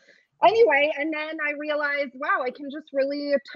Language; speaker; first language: English; early bilingual, other home language; Russian